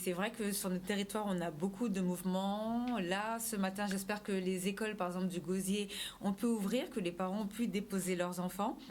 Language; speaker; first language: French; native; French